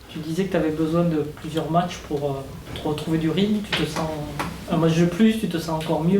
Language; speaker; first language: French; non-native, learner; Portuguese